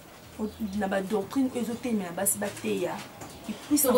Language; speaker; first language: French; non-native, local second language; Lingala